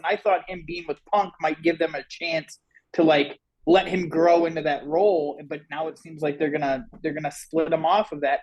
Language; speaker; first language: English; native; English